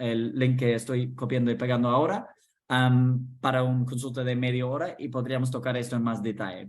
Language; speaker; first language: Spanish; non-native, fluent; English